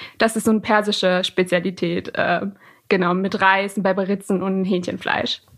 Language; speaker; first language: German; early bilingual, other home language; Persian